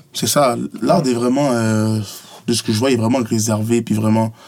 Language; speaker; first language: French; native; French